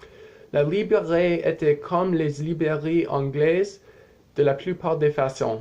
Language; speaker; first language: French; non-native, learner; English